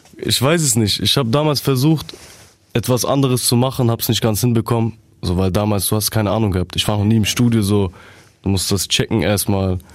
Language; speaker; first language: German; native; German